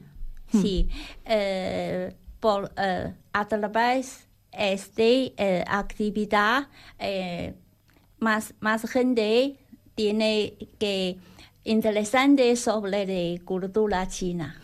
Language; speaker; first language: Spanish; non-native, learner; Chinese